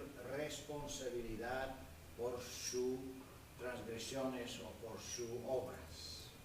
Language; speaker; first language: Spanish; non-native, fluent; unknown